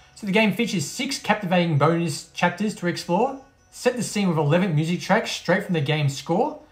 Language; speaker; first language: English; native; English